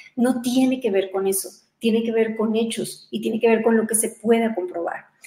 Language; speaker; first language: Spanish; native; Spanish